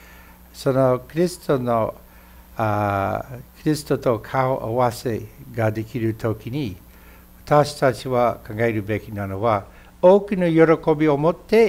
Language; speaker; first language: Japanese; non-native, fluent; English